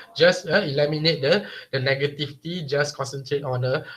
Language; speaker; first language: English; non-native, local second language; Malay